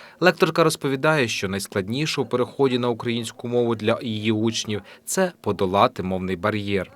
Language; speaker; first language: Ukrainian; native; Ukrainian